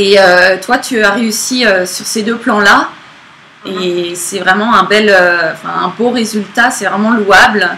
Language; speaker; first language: French; native; French